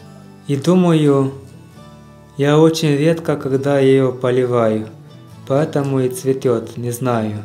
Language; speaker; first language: Russian; non-native, learner; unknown